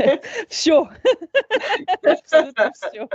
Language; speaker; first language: Russian; non-native, fluent; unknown